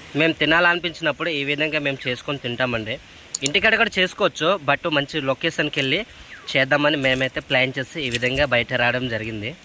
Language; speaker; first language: Telugu; non-native, local second language; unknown